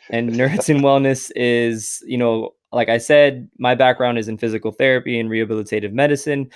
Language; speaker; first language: English; native; English